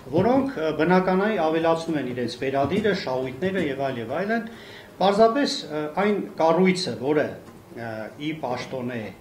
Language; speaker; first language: Armenian; native; Armenian